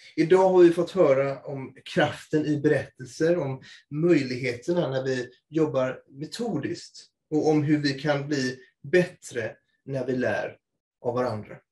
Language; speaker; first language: Swedish; native; Swedish